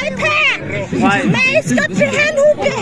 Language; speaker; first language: Hindi; non-native, local second language; Assamese